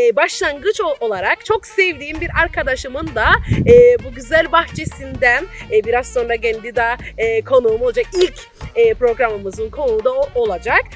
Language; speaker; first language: Turkish; native; Turkish